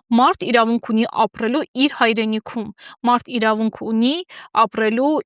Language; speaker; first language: Armenian; native; Armenian